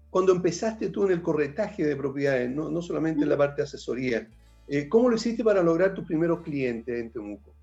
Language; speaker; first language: Spanish; native; Spanish